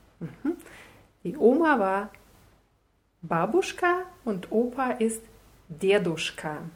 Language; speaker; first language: German; non-native, fluent; Russian